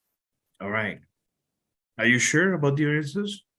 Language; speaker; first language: English; non-native, fluent; Spanish